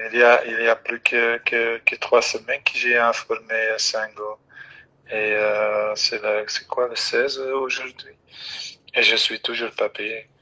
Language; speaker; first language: French; non-native, local second language; Dutch